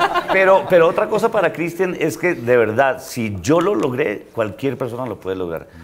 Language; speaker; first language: Spanish; native; Spanish